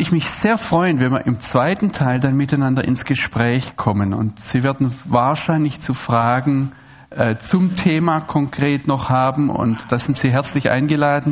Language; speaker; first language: German; native; German